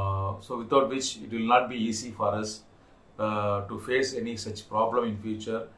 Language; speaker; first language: English; non-native, local second language; Tamil